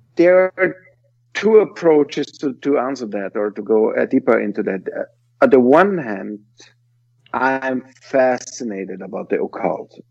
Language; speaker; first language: English; non-native, fluent; German